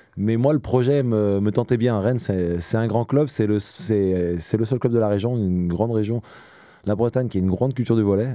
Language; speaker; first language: French; native; French